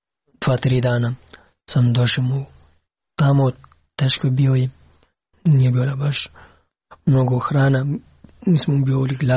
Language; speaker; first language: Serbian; non-native, learner; Pashto